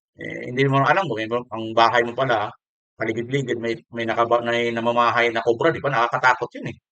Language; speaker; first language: Filipino; non-native, local second language; Waray